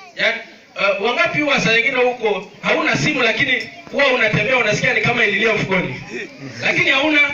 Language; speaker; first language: Swahili; non-native, local second language; Luo (Kenya and Tanzania)